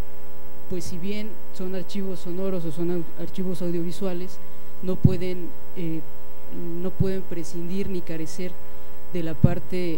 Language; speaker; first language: Spanish; native; Spanish